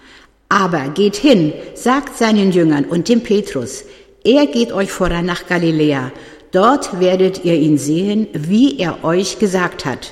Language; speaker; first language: German; native; German